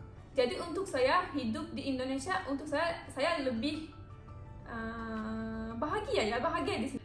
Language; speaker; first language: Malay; non-native, learner; Turkish